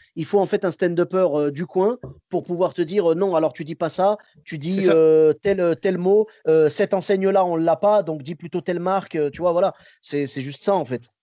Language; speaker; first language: French; early bilingual, other home language; Arabic